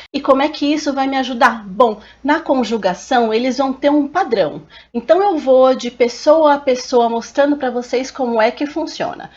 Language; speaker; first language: Portuguese; native; Portuguese